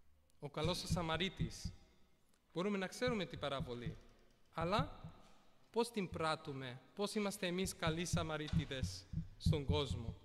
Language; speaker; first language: Greek; early bilingual, heritage; Greek